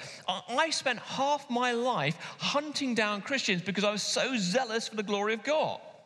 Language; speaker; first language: English; native; English